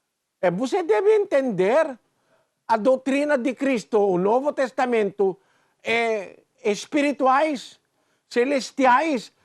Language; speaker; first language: Portuguese; non-native, learner; Filipino